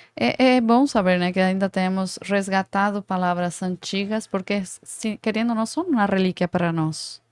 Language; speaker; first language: Portuguese; non-native, fluent; Spanish